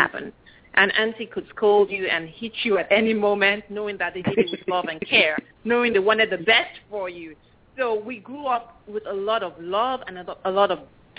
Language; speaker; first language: English; non-native, local second language; Yoruba